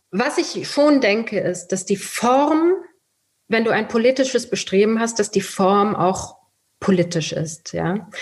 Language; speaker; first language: German; early bilingual, other home language; Persian